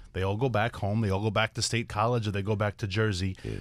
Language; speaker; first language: English; native; English